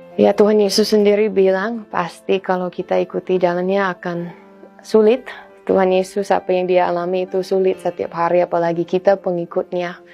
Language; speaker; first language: Indonesian; non-native, fluent; English